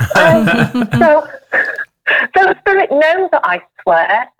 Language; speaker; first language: English; native; English